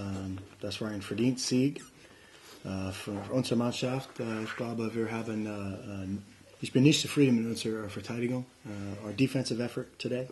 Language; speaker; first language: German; non-native, learner; English